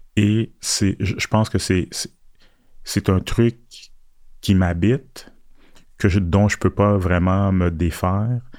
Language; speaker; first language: French; early bilingual, other home language; Haitian Creole